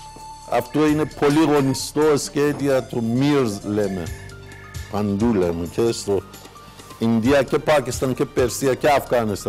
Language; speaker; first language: Greek; non-native, fluent; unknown